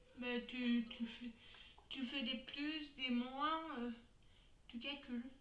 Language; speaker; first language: French; native; French